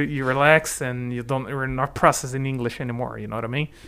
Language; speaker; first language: English; non-native, fluent; Portuguese